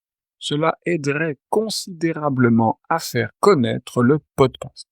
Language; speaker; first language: French; native; French